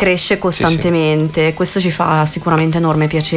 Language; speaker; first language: Italian; native; Italian